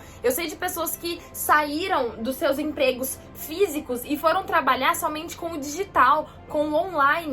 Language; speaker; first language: Portuguese; native; Portuguese